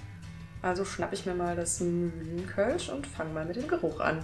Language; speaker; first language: German; native; German